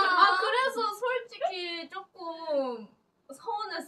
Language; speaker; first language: Korean; early bilingual, heritage; Korean